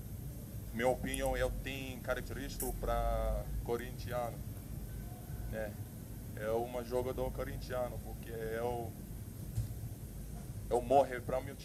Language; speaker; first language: Portuguese; non-native, learner; English